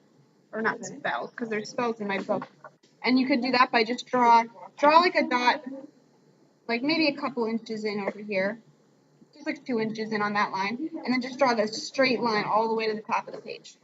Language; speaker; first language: English; native; English